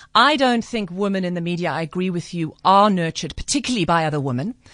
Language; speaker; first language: English; native; English